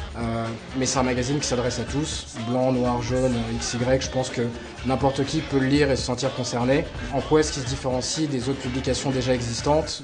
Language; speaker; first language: French; native; French